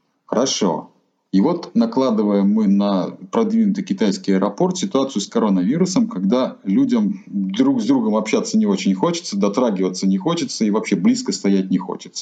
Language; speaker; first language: Russian; native; Russian